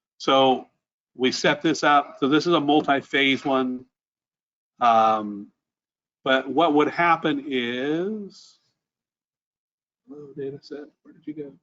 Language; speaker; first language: English; native; English